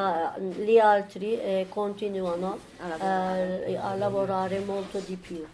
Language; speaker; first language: Italian; non-native, learner; Turkish